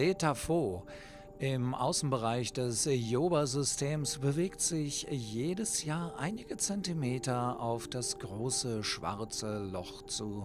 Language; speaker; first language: German; native; German